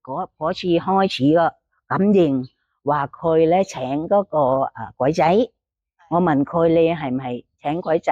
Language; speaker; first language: Cantonese; non-native, learner; Thai